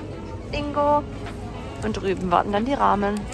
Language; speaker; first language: German; native; German